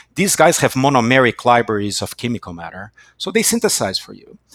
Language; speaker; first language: English; non-native, fluent; Portuguese